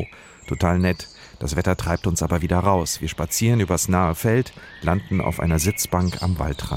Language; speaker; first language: German; native; German